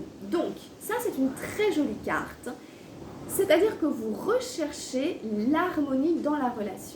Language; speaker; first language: French; native; French